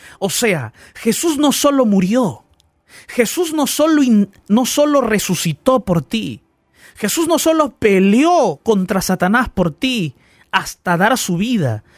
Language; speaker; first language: Spanish; native; Spanish